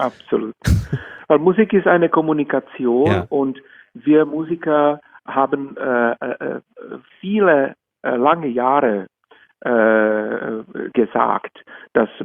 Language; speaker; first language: German; non-native, fluent; Czech